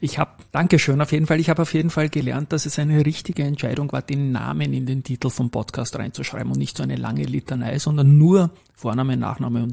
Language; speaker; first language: German; native; German